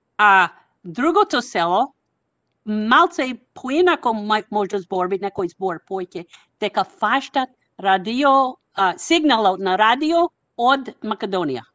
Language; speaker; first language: Macedonian; non-native, fluent; English